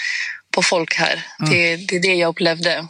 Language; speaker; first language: Swedish; non-native, fluent; Greek